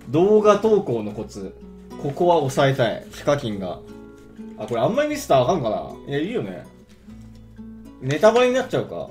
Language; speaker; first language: Japanese; native; Japanese